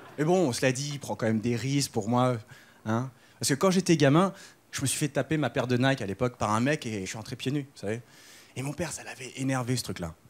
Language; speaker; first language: French; early bilingual, other home language; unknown